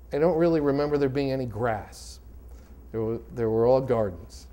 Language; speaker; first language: English; native; English